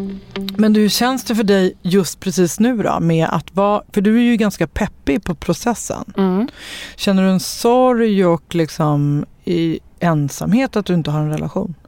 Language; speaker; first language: Swedish; native; Swedish